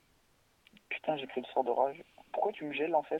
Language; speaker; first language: French; native; French